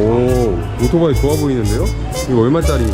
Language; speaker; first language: Korean; native; Korean